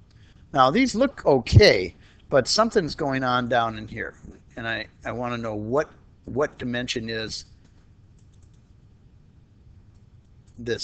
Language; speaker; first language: English; native; English